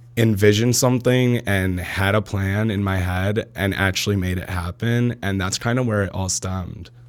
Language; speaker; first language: English; early bilingual, other home language; Arabic